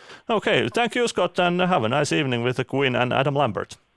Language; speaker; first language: English; non-native, fluent; Finnish